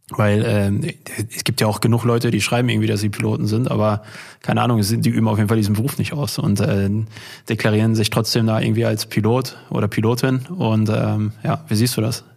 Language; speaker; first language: German; native; German